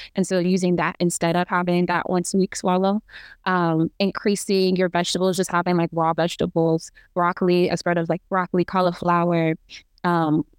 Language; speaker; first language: English; native; English